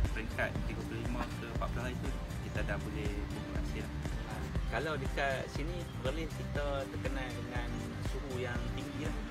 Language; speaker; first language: Malay; native; Malay